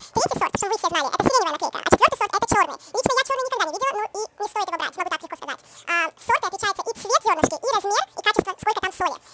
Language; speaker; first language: Russian; early bilingual, heritage; Russian